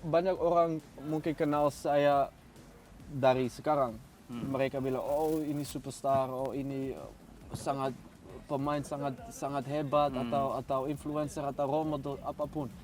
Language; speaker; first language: Indonesian; non-native, fluent; Dutch